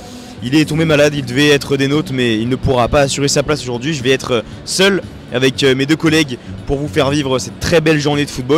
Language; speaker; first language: French; native; French